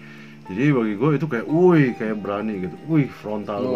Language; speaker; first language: Indonesian; native; Indonesian